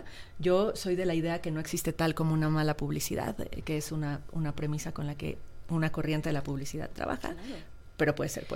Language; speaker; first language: Spanish; native; Spanish